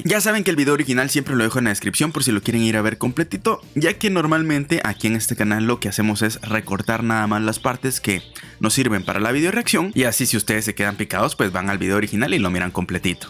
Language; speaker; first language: Spanish; native; Spanish